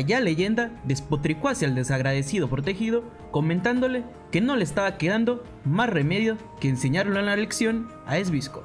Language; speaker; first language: Spanish; native; Spanish